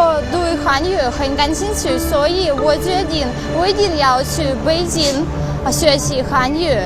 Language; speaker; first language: Chinese; non-native, learner; Korean